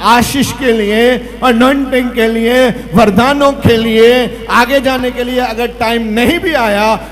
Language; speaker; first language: Hindi; non-native, local second language; Punjabi